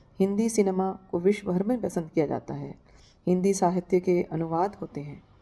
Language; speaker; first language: Hindi; native; Hindi